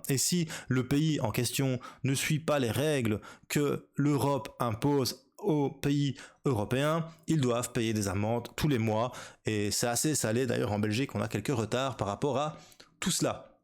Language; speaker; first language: French; native; French